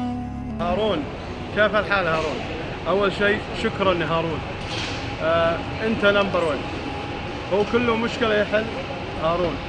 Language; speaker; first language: Arabic; non-native, learner; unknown